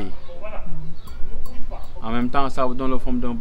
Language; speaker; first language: French; non-native, local second language; Wolof